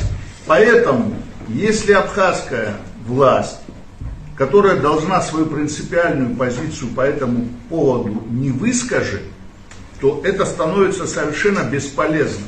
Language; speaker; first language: Russian; non-native, local second language; Abkhazian